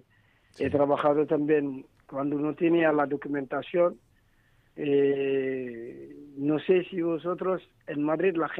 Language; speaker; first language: Spanish; non-native, learner; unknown